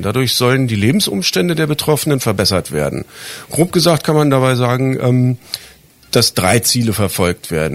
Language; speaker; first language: German; native; German